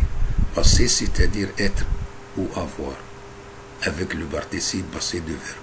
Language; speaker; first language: French; non-native, fluent; Arabic